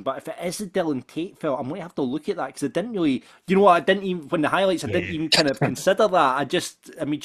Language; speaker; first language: English; native; English